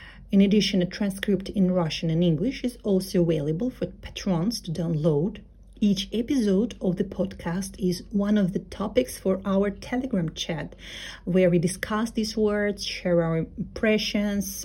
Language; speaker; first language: English; non-native, fluent; Russian